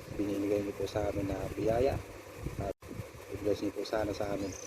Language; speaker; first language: Filipino; non-native, local second language; Pampanga